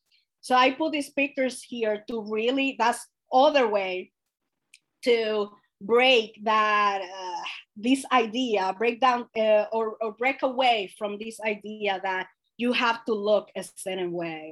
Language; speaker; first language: English; non-native, fluent; Spanish